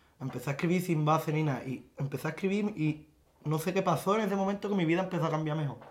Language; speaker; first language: Spanish; native; Spanish